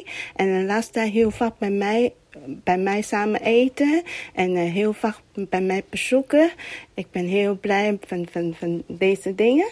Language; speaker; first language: Dutch; non-native, learner; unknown